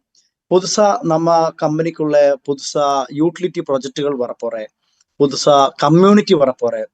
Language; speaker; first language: Tamil; non-native, learner; Malayalam